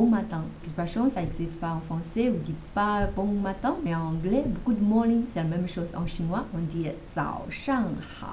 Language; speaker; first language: French; non-native, fluent; Chinese